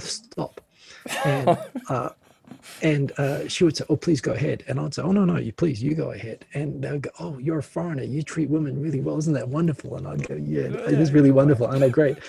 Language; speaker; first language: English; native; English